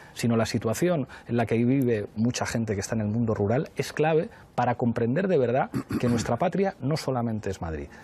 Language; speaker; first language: Spanish; native; Spanish